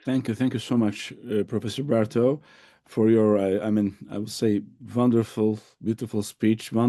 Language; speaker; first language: English; non-native, fluent; Turkish